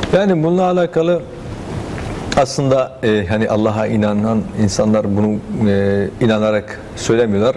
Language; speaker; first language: Turkish; non-native, fluent; Arabic